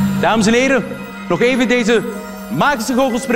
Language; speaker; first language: Dutch; native; Dutch